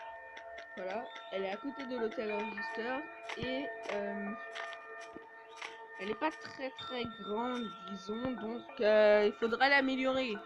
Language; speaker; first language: French; native; French